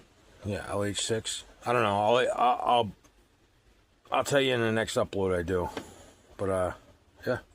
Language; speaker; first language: English; native; English